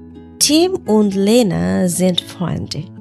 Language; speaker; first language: German; non-native, learner; Bangla